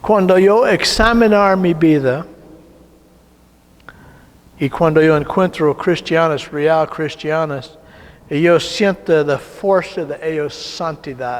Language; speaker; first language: Spanish; non-native, learner; English